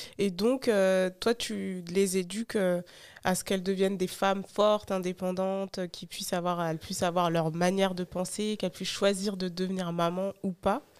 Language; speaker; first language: French; early bilingual, other home language; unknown